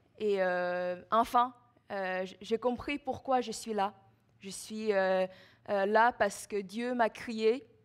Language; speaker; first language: French; non-native, fluent; Chinese